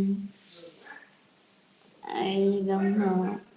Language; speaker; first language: English; non-native, learner; Vietnamese